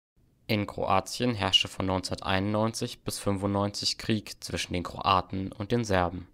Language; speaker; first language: German; native; German